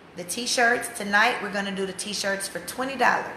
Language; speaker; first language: English; native; English